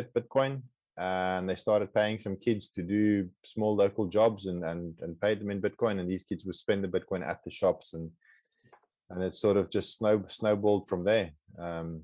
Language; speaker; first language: English; non-native, local second language; Afrikaans